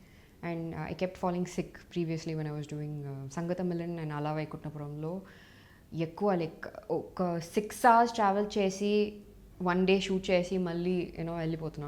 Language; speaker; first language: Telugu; non-native, fluent; Tamil